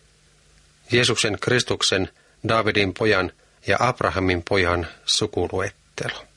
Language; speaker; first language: Finnish; native; Finnish